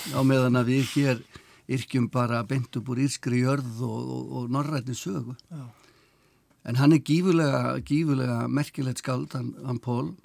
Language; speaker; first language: Icelandic; native; Icelandic